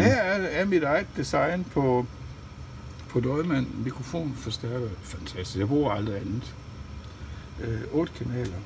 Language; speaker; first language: Danish; native; Danish